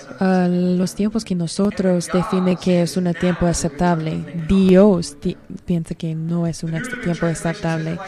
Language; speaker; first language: Spanish; non-native, learner; English